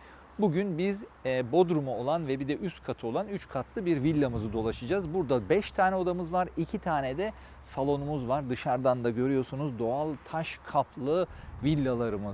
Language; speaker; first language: Turkish; native; Turkish